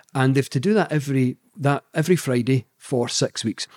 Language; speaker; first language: English; native; English